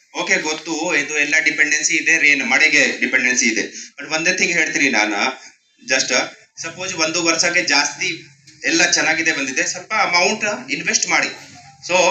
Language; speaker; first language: Kannada; non-native, learner; Hindi